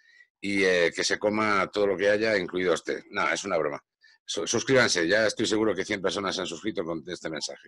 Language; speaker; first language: Spanish; native; Spanish